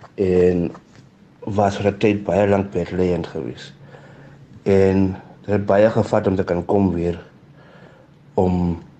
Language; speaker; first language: Afrikaans; native; Afrikaans